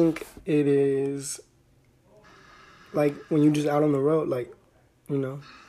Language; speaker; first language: English; early bilingual, other home language; Spanish